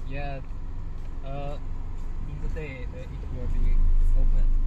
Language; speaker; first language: English; non-native, learner; Chinese